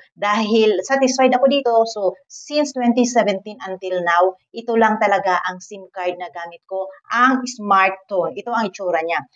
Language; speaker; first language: Filipino; native; Filipino